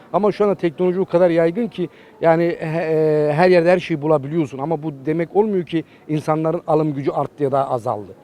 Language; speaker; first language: Turkish; early bilingual, heritage; Turkish